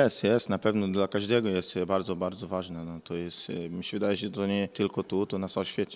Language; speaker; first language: Polish; non-native, learner; Portuguese